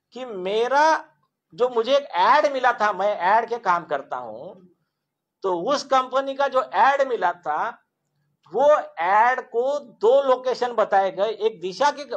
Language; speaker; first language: Hindi; non-native, local second language; Marathi